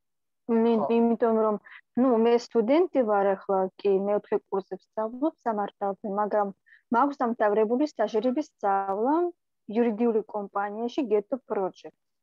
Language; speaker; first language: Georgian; non-native, local second language; Russian